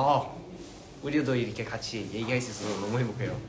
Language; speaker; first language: Korean; early bilingual, heritage; Korean